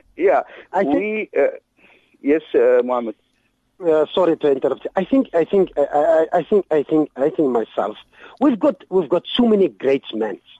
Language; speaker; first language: English; non-native, fluent; Arabic